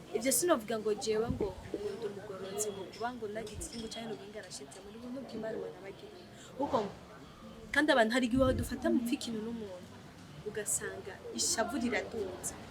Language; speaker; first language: Rundi; native; Rundi